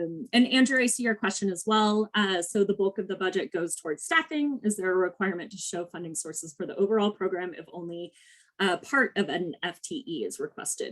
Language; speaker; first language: English; native; English